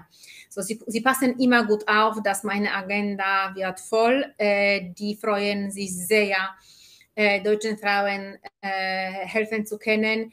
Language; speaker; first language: German; non-native, fluent; Polish